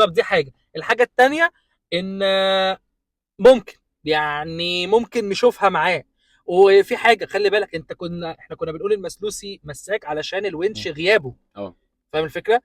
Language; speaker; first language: Arabic; native; Arabic